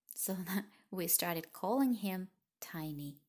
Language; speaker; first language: English; non-native, fluent; Russian